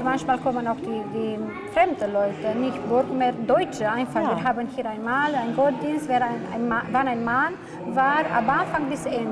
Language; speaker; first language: German; non-native, learner; Romanian